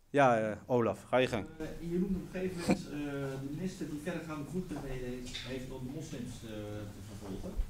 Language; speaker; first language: Dutch; early bilingual, other home language; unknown